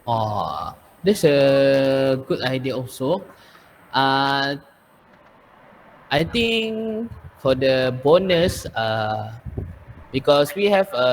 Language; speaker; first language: English; non-native, learner; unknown